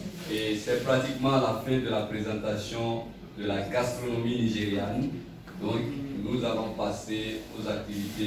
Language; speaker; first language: French; non-native, fluent; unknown